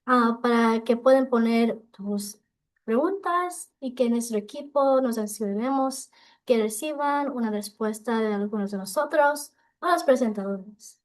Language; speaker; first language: Spanish; non-native, local second language; English